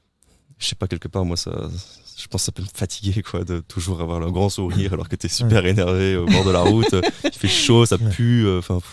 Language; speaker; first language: French; native; French